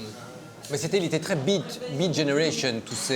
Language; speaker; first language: French; native; French